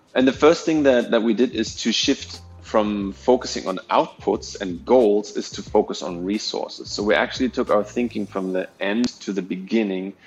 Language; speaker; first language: English; non-native, fluent; German